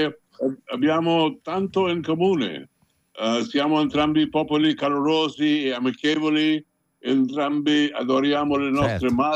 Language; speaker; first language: Italian; non-native, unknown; Hindi